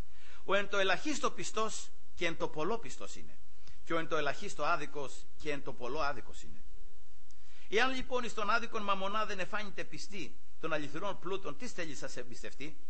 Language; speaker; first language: Greek; native; Greek